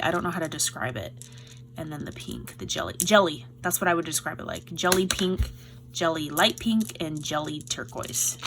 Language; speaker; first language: English; native; English